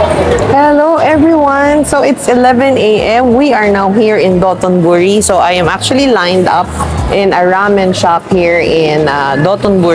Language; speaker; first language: English; non-native, local second language; Filipino